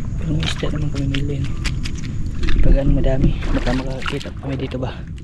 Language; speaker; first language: Filipino; native; Filipino